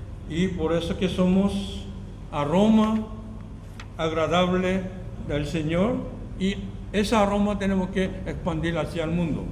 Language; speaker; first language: Spanish; non-native, fluent; Korean